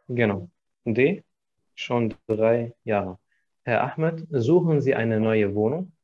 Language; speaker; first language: German; non-native, fluent; Arabic